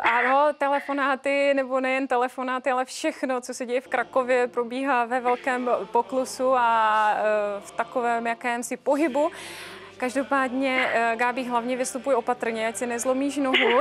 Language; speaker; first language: Czech; native; Czech